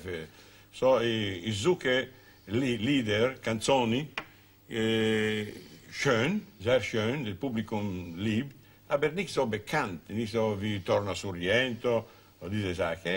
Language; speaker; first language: German; non-native, learner; Italian